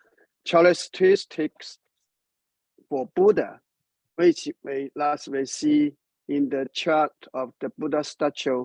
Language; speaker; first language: English; non-native, learner; Chinese